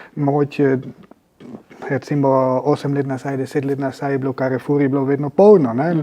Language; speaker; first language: Slovenian; non-native, fluent; Spanish